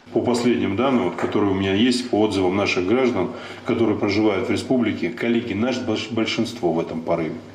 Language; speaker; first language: Russian; native; Russian